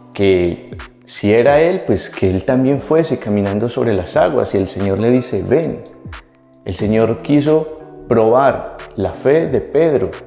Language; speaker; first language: Spanish; native; Spanish